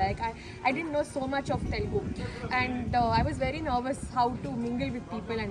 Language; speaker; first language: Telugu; non-native, learner; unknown